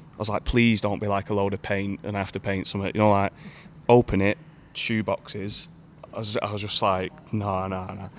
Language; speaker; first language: English; native; English